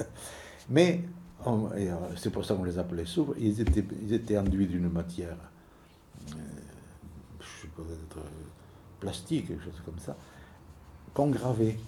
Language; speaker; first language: French; native; French